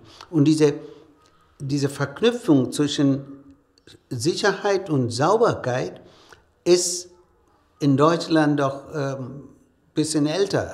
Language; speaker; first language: German; non-native, fluent; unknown